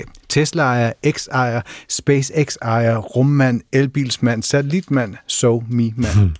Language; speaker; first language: Danish; native; Danish